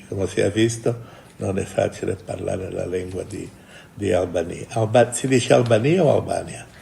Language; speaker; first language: Italian; non-native, fluent; Portuguese